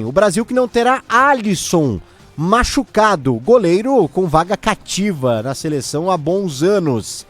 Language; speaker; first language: Portuguese; native; Portuguese